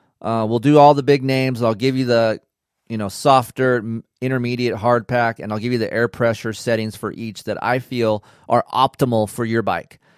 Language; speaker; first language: English; native; English